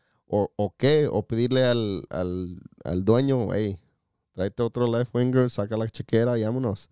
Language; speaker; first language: Spanish; early bilingual, heritage; Spanish